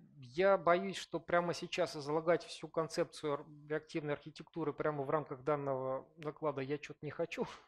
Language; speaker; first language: Russian; native; Russian